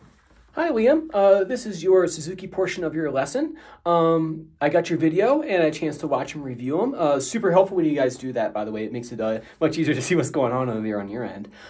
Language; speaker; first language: English; native; English